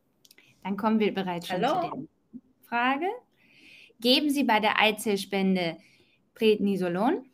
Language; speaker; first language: German; native; German